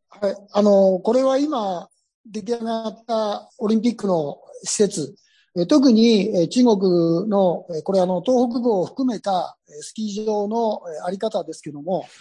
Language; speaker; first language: Japanese; native; Japanese